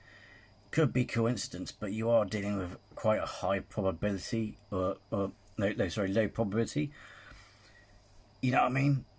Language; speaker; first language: English; native; English